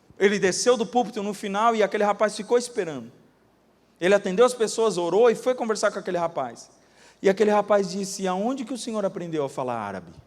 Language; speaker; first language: Portuguese; native; Portuguese